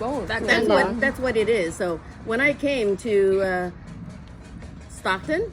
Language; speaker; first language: English; non-native, fluent; Khmer